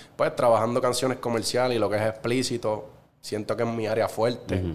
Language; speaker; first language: Spanish; native; Spanish